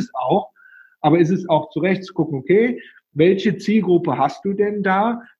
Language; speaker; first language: German; native; German